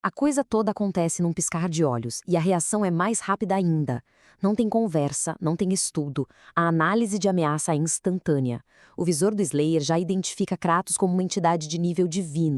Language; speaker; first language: Portuguese; native; Portuguese